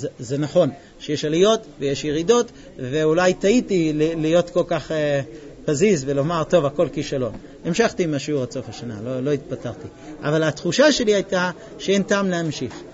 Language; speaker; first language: Hebrew; non-native, fluent; English